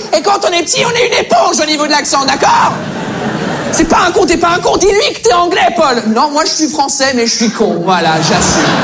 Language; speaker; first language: French; early bilingual, other home language; English